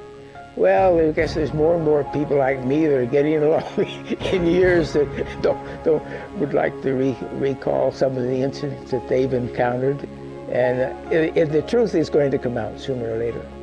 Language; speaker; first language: English; native; English